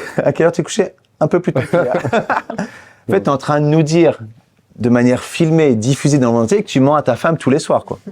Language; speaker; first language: French; native; French